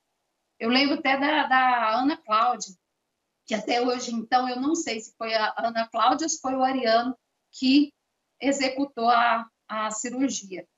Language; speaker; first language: Portuguese; native; Portuguese